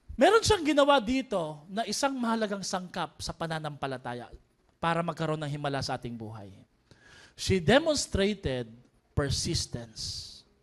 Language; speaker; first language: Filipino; native; Filipino